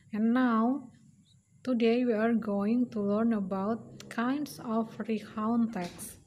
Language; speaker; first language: English; non-native, fluent; Indonesian